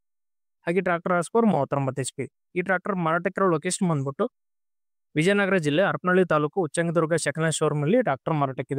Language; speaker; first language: Kannada; native; Kannada